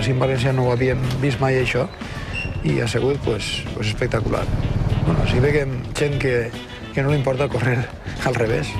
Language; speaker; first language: Catalan; native; Catalan